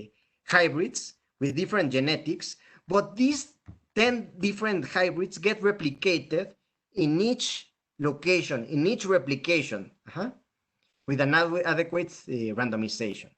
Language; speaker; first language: English; non-native, fluent; Spanish